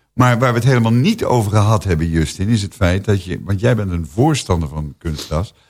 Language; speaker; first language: Dutch; native; Dutch